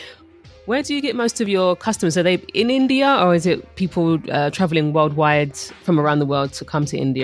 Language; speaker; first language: English; native; English